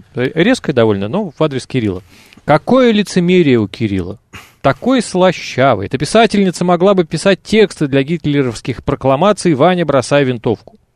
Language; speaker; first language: Russian; native; Russian